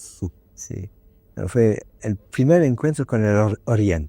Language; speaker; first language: Spanish; non-native, learner; English